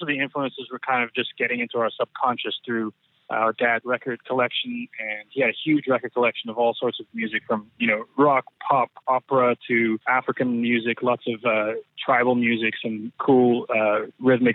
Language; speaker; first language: English; native; English